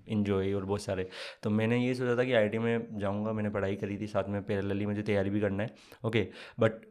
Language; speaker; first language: Hindi; native; Hindi